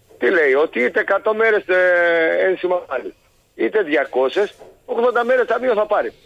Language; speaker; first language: Greek; native; Greek